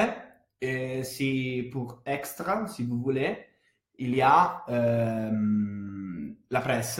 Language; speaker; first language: French; non-native, fluent; Italian